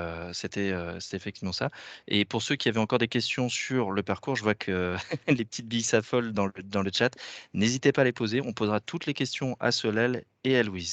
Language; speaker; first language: French; native; French